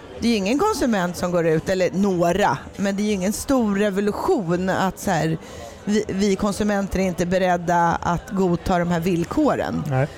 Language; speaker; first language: Swedish; native; Swedish